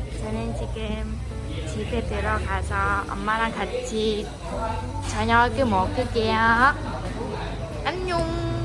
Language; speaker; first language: Korean; non-native, local second language; Vietnamese